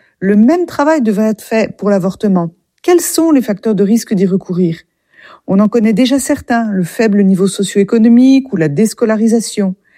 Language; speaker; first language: French; native; French